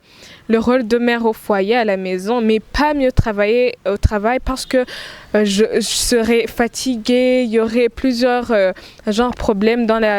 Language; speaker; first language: French; non-native, local second language; Rundi